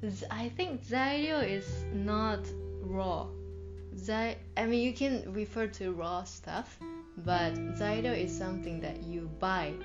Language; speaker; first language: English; non-native, fluent; Japanese